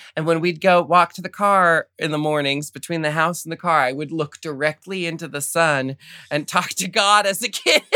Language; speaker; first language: English; native; English